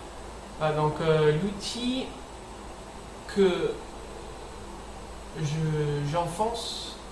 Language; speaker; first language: French; non-native, learner; English